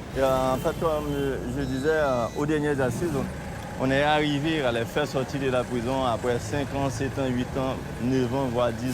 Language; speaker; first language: French; non-native, local second language; Haitian Creole